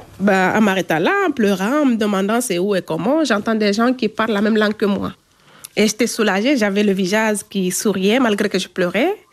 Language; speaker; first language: French; non-native, local second language; Fula